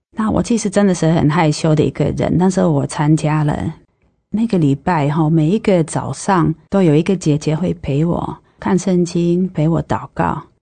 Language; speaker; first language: Chinese; non-native, fluent; Dutch